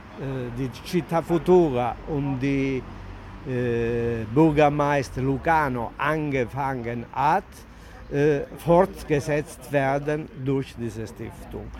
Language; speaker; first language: German; non-native, learner; Italian